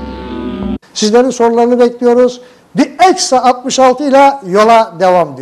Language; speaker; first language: Turkish; native; Turkish